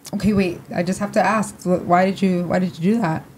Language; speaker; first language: English; native; English